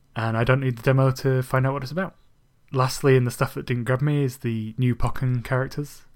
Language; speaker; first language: English; native; English